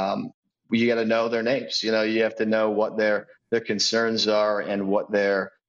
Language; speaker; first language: English; native; English